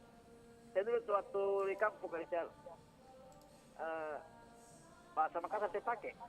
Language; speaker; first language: Indonesian; non-native, local second language; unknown